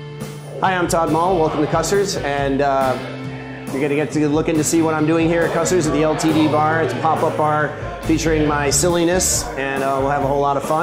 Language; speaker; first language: English; native; English